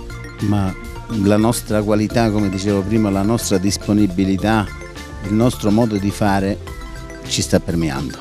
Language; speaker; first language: Italian; native; Italian